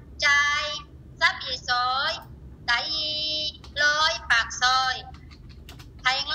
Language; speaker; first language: Chinese; non-native, learner; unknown